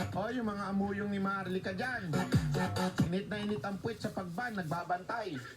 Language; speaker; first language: Filipino; native; Filipino